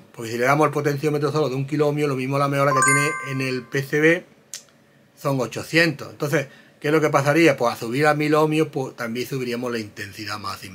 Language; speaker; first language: Spanish; native; Spanish